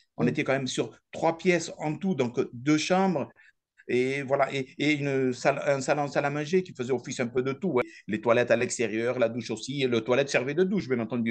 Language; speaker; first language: French; early bilingual, other home language; Arabic